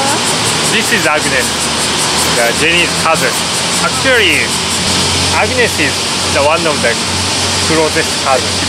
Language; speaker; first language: English; non-native, learner; Japanese